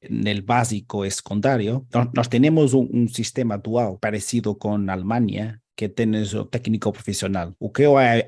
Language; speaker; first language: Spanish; non-native, learner; Portuguese